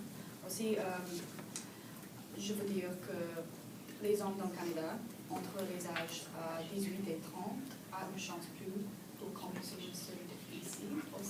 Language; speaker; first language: French; non-native, learner; English